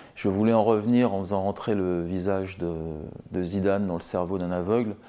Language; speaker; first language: French; native; French